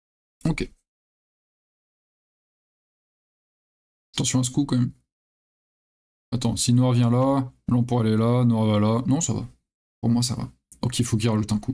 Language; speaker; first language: French; native; French